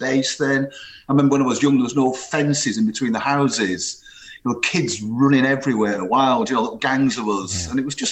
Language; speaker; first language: English; native; English